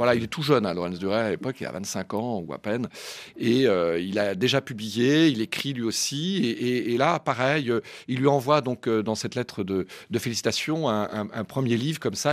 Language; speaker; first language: French; native; French